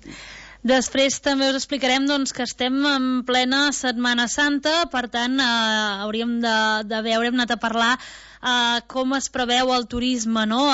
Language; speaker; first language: Catalan; native; Catalan